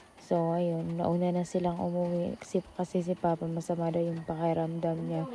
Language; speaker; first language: Filipino; non-native, local second language; Cebuano